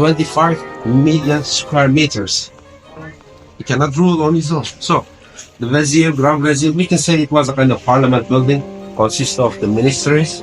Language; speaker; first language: English; non-native, fluent; Turkish